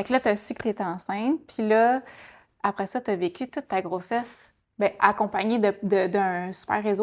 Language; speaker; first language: French; native; French